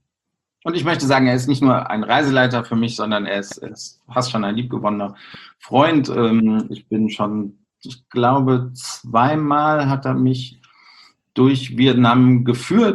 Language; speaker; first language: German; native; German